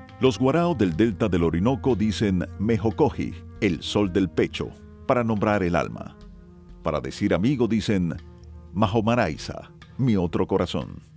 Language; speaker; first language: Spanish; native; Spanish